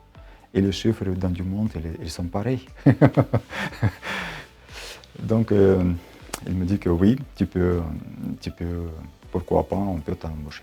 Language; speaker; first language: French; non-native, learner; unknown